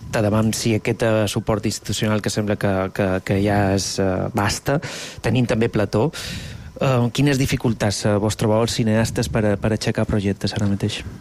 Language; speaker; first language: Catalan; native; Catalan